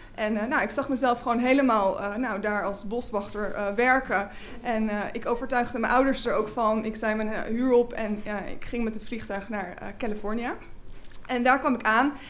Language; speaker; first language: Dutch; native; Dutch